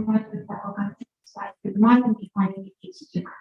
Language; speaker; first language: Russian; native; Russian